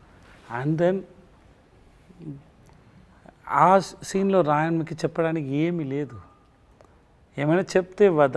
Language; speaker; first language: Telugu; non-native, local second language; Tamil